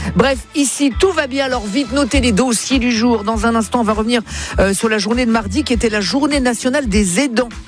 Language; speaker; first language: French; native; French